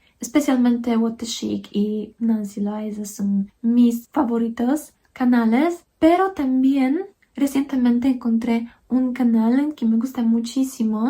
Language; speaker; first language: Spanish; non-native, fluent; Polish